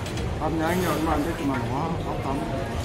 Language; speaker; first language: Korean; native; Korean